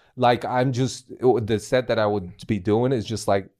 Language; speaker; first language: English; non-native, fluent; Chinese